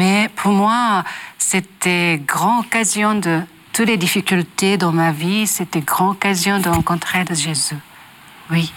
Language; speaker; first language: French; non-native, learner; Japanese